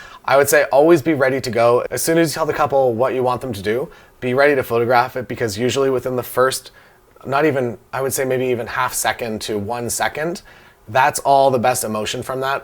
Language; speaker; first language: English; native; English